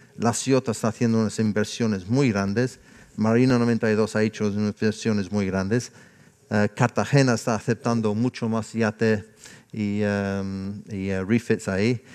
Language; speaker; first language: Spanish; non-native, fluent; English